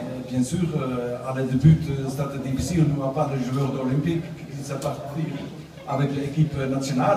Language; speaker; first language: French; non-native, learner; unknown